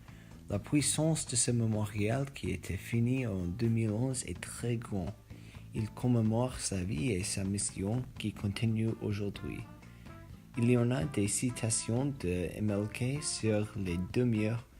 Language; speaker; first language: French; non-native, learner; English